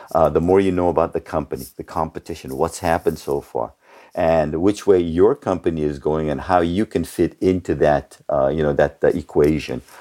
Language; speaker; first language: English; early bilingual, other home language; Japanese